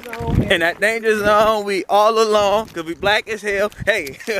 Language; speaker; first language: English; native; English